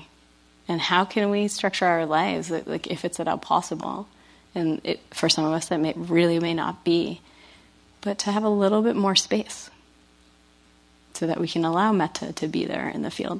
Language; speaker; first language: English; native; English